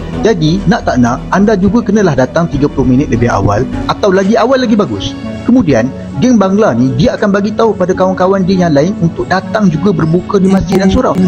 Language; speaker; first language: Malay; native; Malay